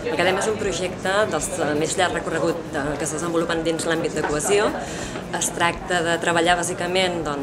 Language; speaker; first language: Catalan; native; Catalan